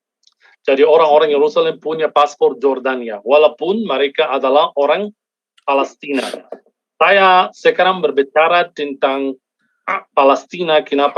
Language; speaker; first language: Indonesian; non-native, fluent; Arabic